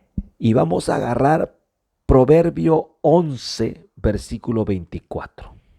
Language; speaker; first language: Spanish; native; Spanish